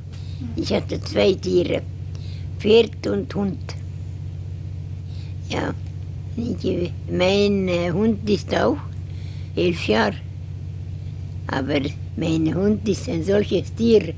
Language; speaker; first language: German; non-native, learner; Estonian